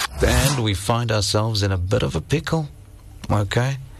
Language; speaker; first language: English; non-native, local second language; Afrikaans